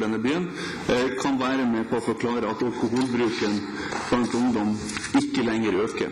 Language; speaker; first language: Norwegian; native; Norwegian